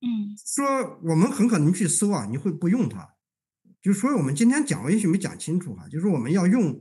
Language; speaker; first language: Chinese; native; Chinese